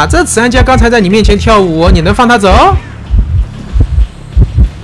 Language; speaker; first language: Chinese; native; Chinese